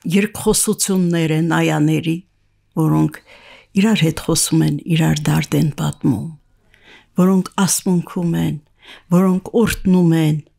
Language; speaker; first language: Armenian; native; Armenian